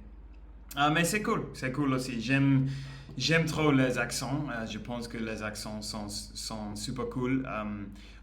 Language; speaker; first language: French; non-native, learner; English